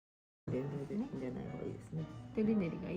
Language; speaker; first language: Japanese; native; Japanese